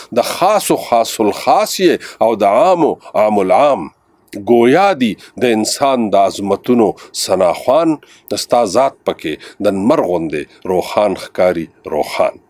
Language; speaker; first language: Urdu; non-native, local second language; Pashto